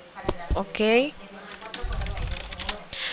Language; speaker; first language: Spanish; native; Spanish